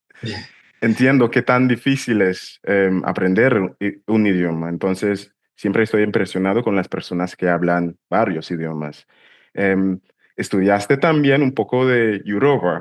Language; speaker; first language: Spanish; non-native, fluent; English